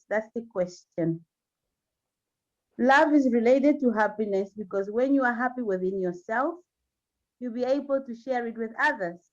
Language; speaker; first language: English; non-native, learner; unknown